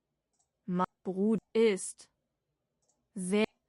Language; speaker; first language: German; non-native, learner; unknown